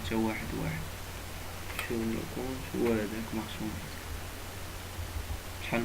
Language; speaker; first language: Arabic; native; Arabic